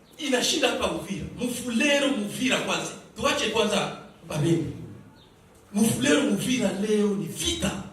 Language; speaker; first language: Swahili; native; Swahili